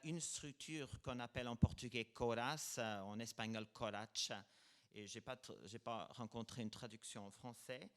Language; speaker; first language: French; non-native, fluent; Portuguese